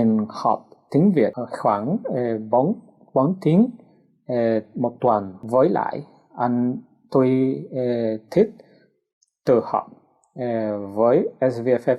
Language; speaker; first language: Vietnamese; non-native, learner; Spanish